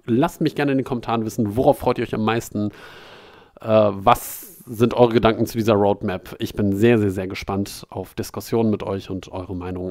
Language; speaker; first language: German; native; German